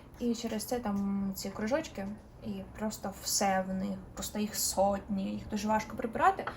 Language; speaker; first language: Ukrainian; non-native, local second language; Russian